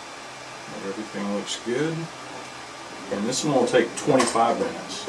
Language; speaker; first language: English; native; English